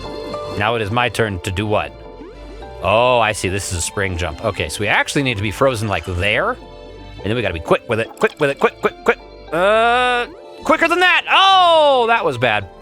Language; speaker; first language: English; native; English